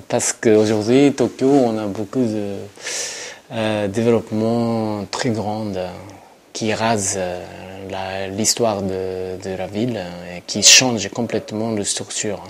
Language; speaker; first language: French; non-native, learner; Japanese